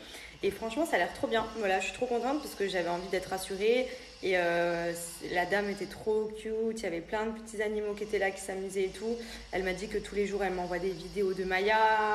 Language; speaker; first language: French; native; French